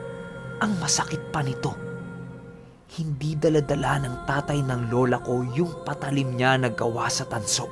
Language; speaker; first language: Filipino; native; Filipino